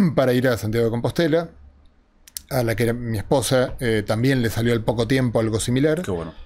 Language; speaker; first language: Spanish; native; Spanish